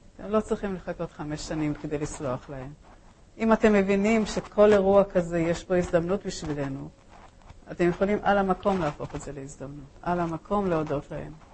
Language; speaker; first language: Hebrew; early bilingual, other home language; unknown